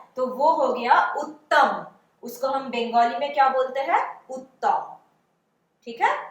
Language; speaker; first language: Hindi; non-native, local second language; Bangla